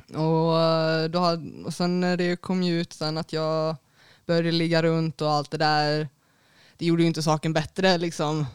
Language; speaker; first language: Swedish; native; Swedish